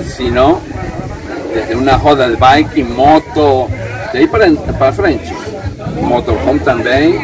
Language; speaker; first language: Portuguese; non-native, learner; Spanish